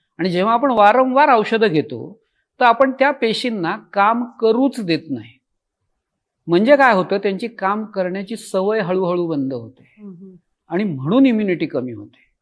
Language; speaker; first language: Marathi; native; Marathi